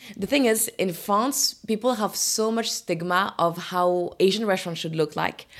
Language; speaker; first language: English; non-native, fluent; French